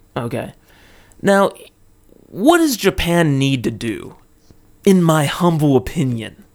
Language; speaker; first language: English; native; English